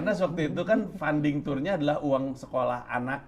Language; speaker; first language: Indonesian; native; Indonesian